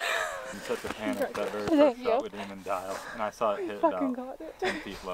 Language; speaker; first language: English; native; English